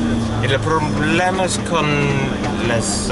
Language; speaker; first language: Spanish; non-native, learner; English